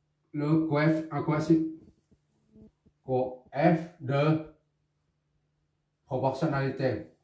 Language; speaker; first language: French; non-native, local second language; Arabic